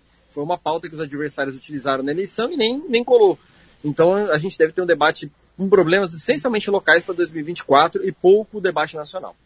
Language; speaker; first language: Portuguese; native; Portuguese